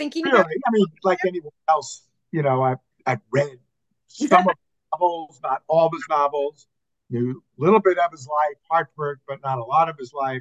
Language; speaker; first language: English; native; English